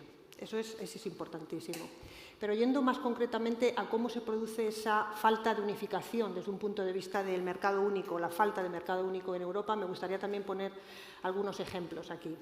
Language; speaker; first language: Spanish; native; Spanish